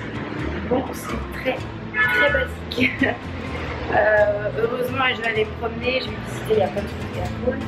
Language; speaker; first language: French; native; French